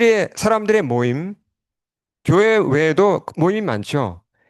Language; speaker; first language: Korean; native; Korean